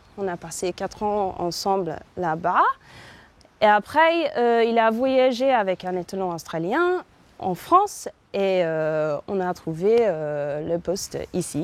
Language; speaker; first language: French; non-native, fluent; English